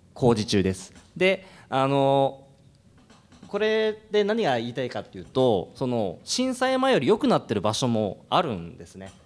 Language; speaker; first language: Japanese; native; Japanese